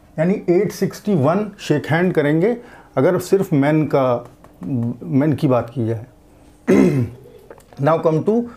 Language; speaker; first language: Hindi; native; Hindi